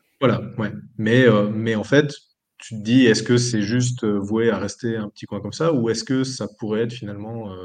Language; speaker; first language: French; native; French